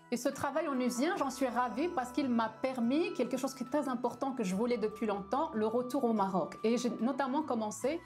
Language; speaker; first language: French; early bilingual, other home language; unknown